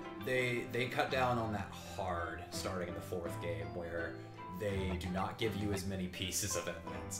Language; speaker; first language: English; native; English